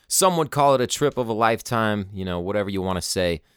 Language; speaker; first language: English; native; English